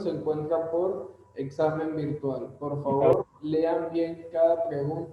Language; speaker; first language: Spanish; native; Spanish